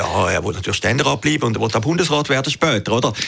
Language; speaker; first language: German; native; German